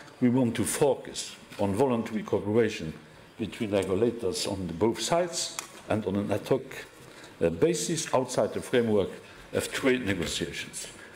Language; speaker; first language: English; non-native, fluent; Luxembourgish